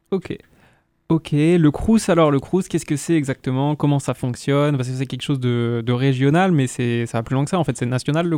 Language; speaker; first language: French; native; French